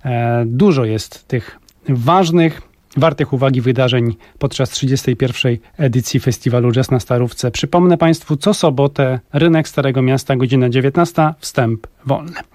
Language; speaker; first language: Polish; native; Polish